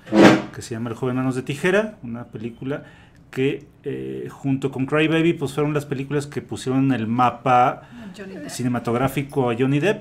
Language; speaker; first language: Spanish; native; Spanish